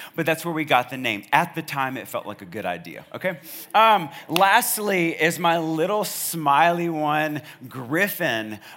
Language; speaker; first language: English; native; English